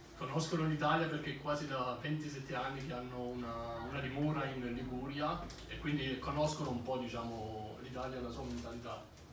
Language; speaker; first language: Italian; early bilingual, heritage; German